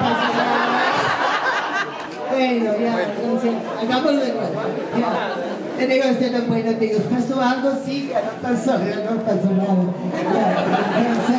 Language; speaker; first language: Spanish; non-native, fluent; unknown